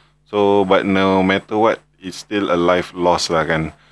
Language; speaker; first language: English; non-native, local second language; Malay